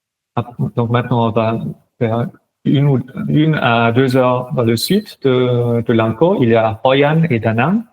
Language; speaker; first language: French; non-native, local second language; German